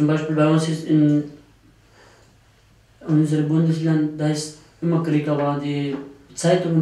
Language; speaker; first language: German; non-native, learner; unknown